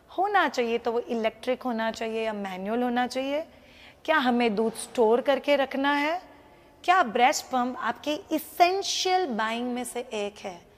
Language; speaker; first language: Hindi; non-native, local second language; Marathi